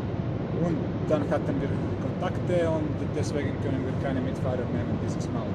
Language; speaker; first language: German; non-native, learner; Serbian